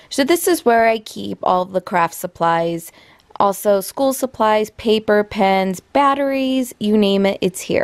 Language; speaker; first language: English; native; English